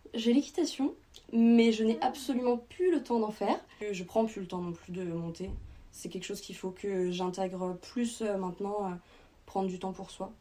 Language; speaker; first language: French; native; French